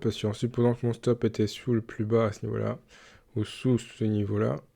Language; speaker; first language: French; native; French